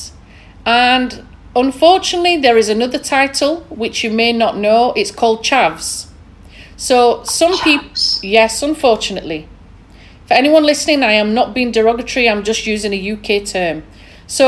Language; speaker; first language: English; native; English